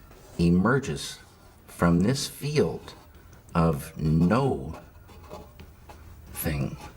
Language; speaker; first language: English; native; English